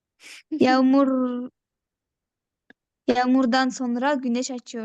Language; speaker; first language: Turkish; non-native, learner; Kyrgyz